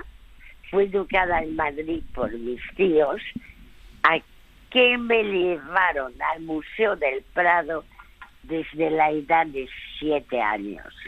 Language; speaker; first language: Spanish; early bilingual, other home language; French